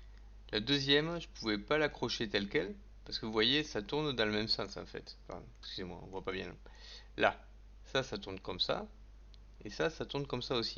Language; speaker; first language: French; native; French